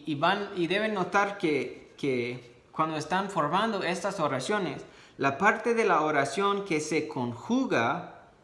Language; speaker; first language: Spanish; non-native, fluent; English